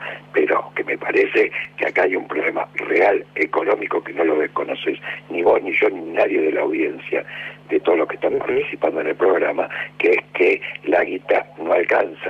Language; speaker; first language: Spanish; native; Spanish